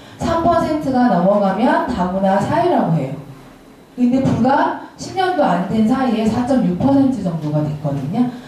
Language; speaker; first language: Korean; native; Korean